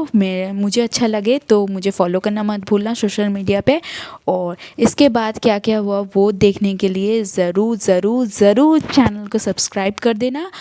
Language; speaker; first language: Hindi; non-native, local second language; Bangla